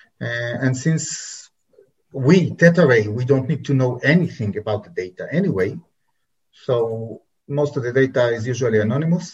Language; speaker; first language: English; non-native, fluent; Hebrew